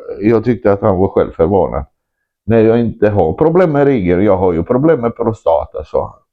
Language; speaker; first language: Swedish; non-native, fluent; Croatian